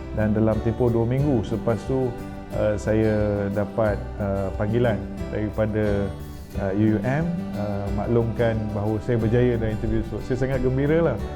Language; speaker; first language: Malay; native; Malay